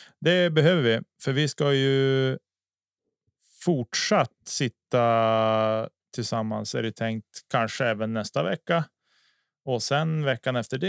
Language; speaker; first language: Swedish; native; Swedish